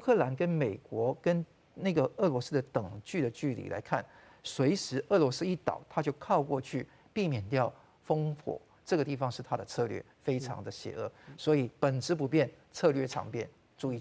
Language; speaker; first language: Chinese; non-native, local second language; Cantonese